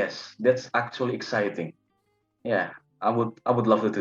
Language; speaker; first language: English; non-native, learner; Indonesian